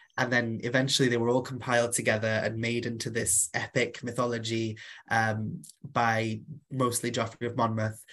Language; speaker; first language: English; non-native, local second language; Welsh